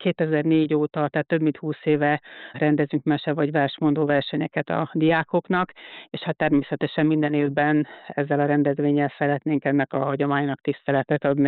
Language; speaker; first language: Hungarian; native; Hungarian